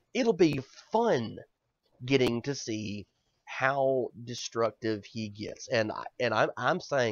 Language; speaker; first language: English; native; English